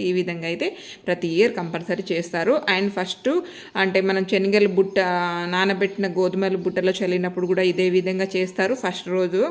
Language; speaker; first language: Telugu; non-native, local second language; Lambadi